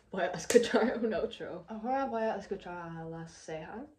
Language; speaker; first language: Spanish; non-native, learner; English